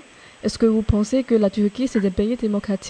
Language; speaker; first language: French; non-native, fluent; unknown